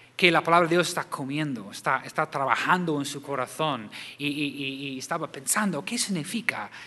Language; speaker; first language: Spanish; non-native, fluent; English